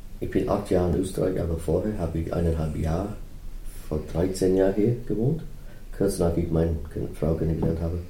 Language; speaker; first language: German; non-native, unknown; English